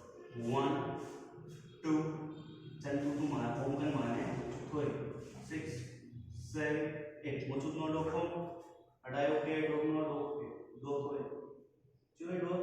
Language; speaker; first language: Vietnamese; non-native, learner; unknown